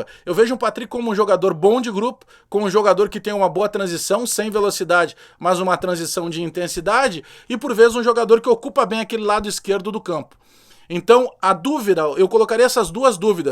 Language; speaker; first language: Portuguese; native; Portuguese